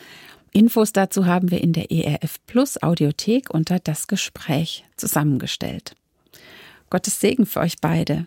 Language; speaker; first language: German; native; German